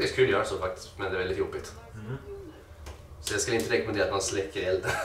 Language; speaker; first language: Swedish; native; Swedish